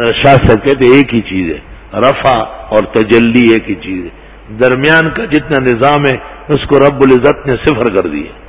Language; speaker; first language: Urdu; non-native, local second language; Pashto